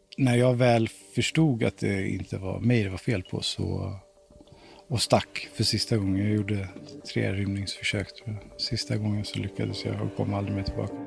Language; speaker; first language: Swedish; native; Swedish